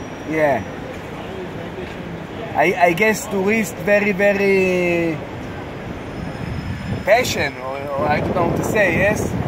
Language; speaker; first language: English; non-native, learner; Hebrew